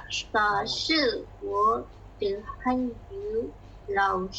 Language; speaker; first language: Chinese; non-native, learner; Malay